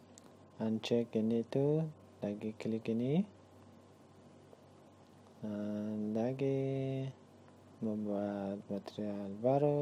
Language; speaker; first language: Indonesian; non-native, learner; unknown